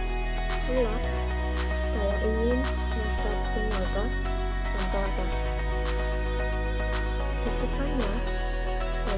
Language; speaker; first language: Indonesian; non-native, learner; Korean